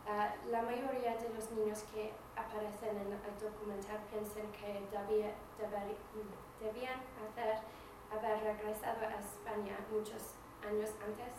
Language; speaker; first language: Spanish; non-native, fluent; English